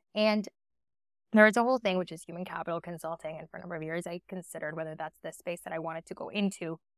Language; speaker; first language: English; early bilingual, other home language; Spanish